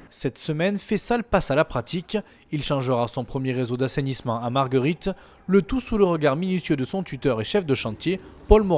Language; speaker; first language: French; native; French